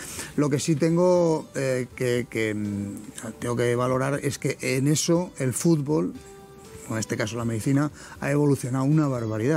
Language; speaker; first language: Spanish; native; Spanish